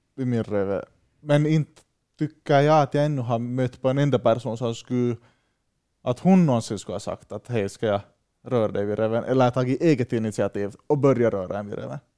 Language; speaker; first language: Swedish; native; Swedish